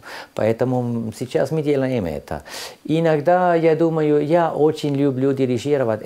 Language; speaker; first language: Russian; non-native, learner; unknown